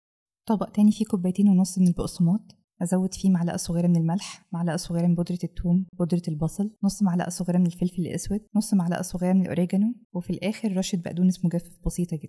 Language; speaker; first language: Arabic; native; Arabic